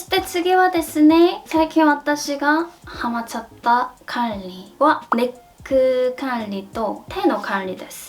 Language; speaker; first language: Japanese; non-native, fluent; Korean